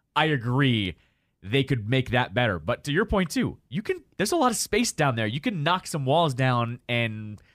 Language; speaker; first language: English; native; English